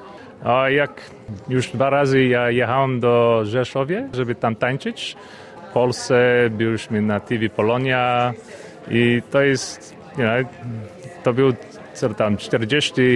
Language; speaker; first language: Polish; early bilingual, heritage; Polish